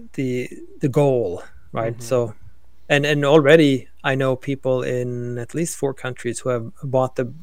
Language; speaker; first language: English; non-native, fluent; Swedish